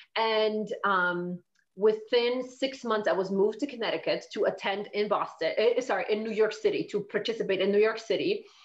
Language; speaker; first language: English; non-native, fluent; Polish